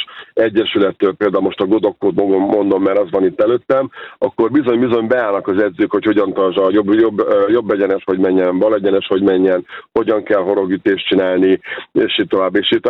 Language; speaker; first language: Hungarian; native; Hungarian